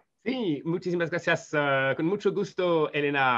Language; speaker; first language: Spanish; non-native, learner; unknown